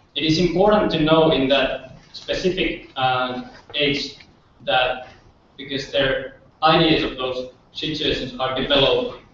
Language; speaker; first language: English; non-native, fluent; Finnish